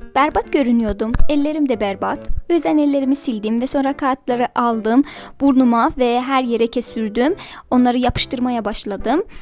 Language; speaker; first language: Turkish; non-native, fluent; Persian